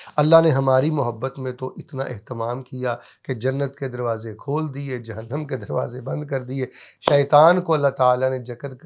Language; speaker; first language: Urdu; native; Urdu